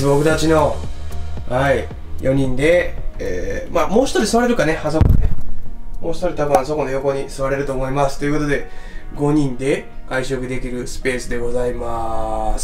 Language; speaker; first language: Japanese; native; Japanese